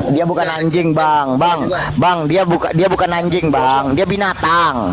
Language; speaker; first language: Malay; native; Malay